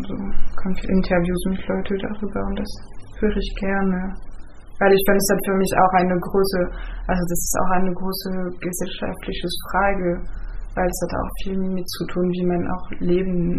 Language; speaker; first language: German; non-native, fluent; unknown